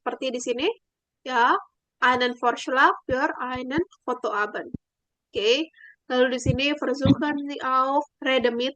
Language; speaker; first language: German; non-native, fluent; Indonesian